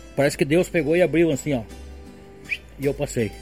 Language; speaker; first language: Portuguese; native; Portuguese